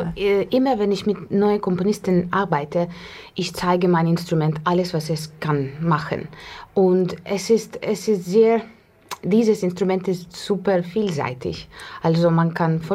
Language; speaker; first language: German; non-native, learner; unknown